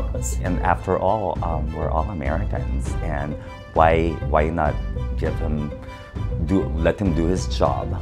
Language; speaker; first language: English; non-native, local second language; Filipino